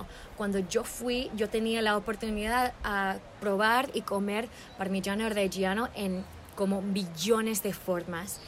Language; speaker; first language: Spanish; early bilingual, heritage; English